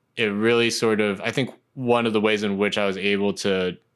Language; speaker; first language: English; non-native, local second language; Cantonese